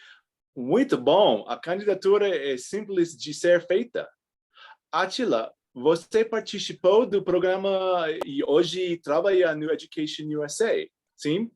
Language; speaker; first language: Portuguese; non-native, fluent; English